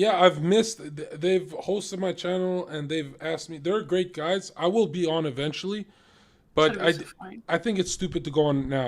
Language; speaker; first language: English; native; English